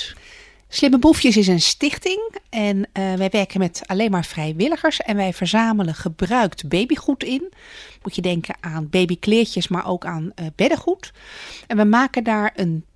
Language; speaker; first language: Dutch; native; Dutch